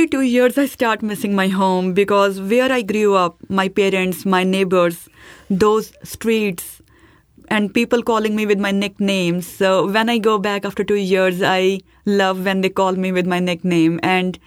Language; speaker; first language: English; non-native, local second language; Hindi